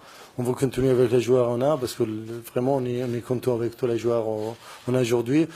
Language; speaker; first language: French; non-native, learner; Arabic